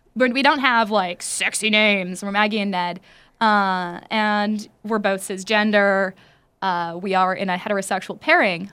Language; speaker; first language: English; native; English